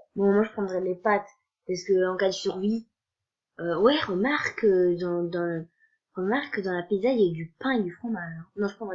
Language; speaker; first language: French; native; French